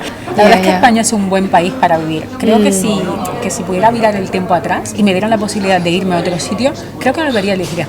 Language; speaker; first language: Spanish; native; Spanish